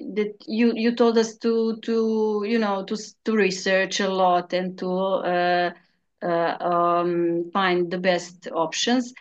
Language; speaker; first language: English; non-native, fluent; Serbian